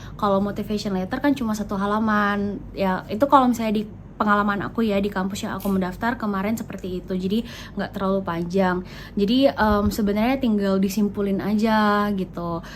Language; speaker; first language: Indonesian; native; Indonesian